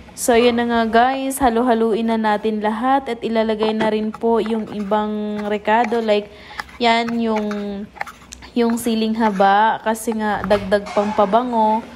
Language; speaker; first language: Filipino; non-native, local second language; Cebuano